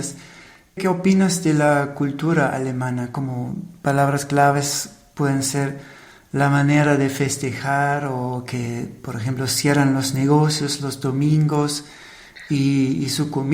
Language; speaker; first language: Spanish; non-native, fluent; German